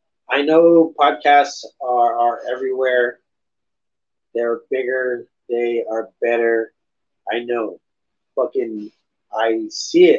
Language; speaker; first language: English; native; English